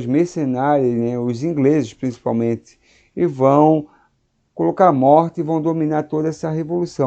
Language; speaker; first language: Portuguese; native; Portuguese